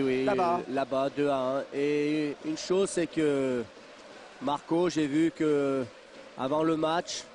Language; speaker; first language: French; native; French